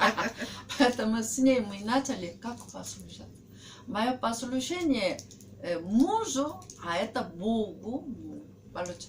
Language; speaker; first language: Russian; non-native, learner; Korean